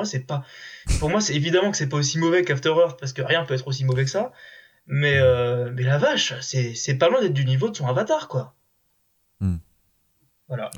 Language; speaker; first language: French; native; French